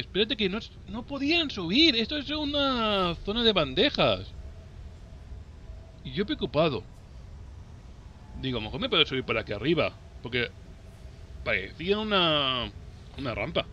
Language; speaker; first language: Spanish; native; Spanish